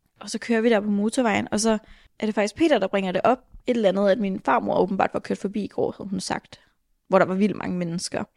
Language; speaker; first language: Danish; native; Danish